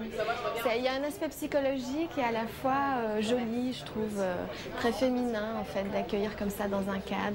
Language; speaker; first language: French; native; French